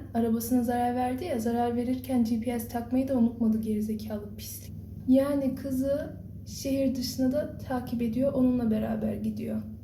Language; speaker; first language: Turkish; early bilingual, heritage; Turkish